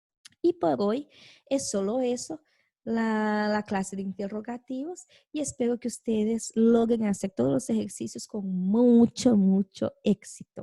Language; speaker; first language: Spanish; non-native, fluent; Portuguese